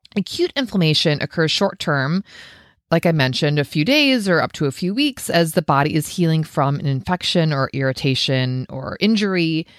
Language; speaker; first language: English; native; English